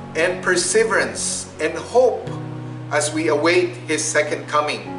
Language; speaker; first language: English; non-native, local second language; Min Nan Chinese